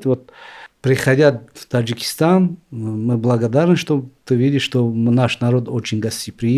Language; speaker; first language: Russian; non-native, local second language; Tajik